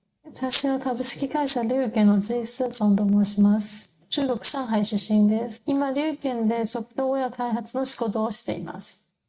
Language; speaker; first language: Japanese; non-native, fluent; Chinese